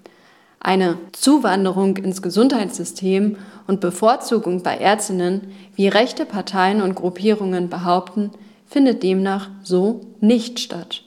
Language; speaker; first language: German; native; German